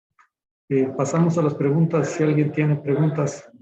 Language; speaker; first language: Spanish; native; Spanish